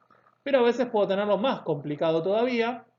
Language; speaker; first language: Spanish; native; Spanish